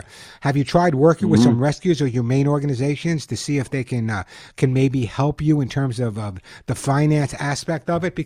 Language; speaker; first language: English; native; English